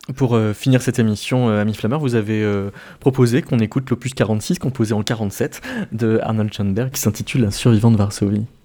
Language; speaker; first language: French; native; French